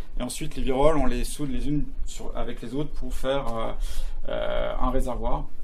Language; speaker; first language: French; native; French